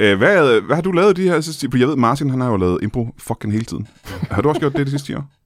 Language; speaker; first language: Danish; native; Danish